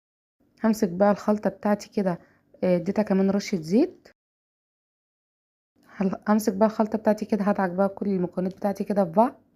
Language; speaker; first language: Arabic; native; Arabic